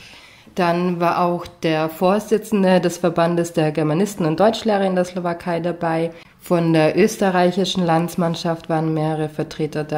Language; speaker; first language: German; native; German